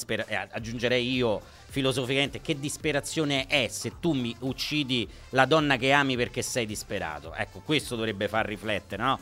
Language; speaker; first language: Italian; native; Italian